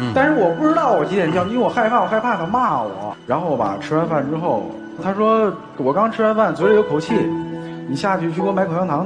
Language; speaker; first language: Chinese; native; Chinese